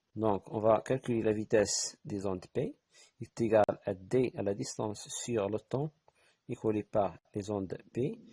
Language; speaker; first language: French; non-native, local second language; Arabic